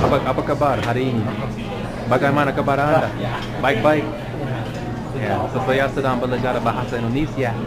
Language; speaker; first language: Indonesian; non-native, learner; English